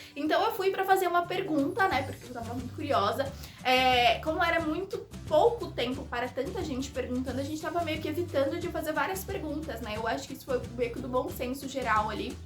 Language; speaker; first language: Portuguese; native; Portuguese